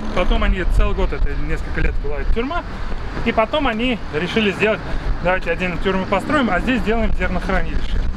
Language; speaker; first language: Russian; non-native, fluent; Georgian